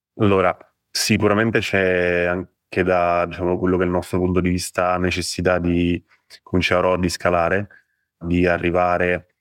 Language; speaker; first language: Italian; native; Italian